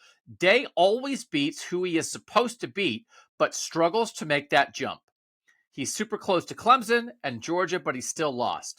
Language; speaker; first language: English; native; English